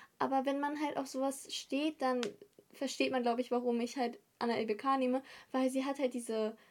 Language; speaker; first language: German; early bilingual, other home language; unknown